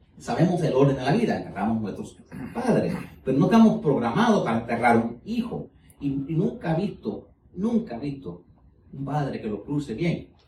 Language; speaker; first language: Spanish; early bilingual, heritage; Spanish